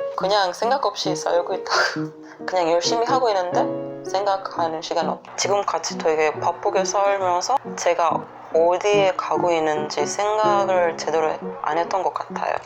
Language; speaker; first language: Korean; non-native, fluent; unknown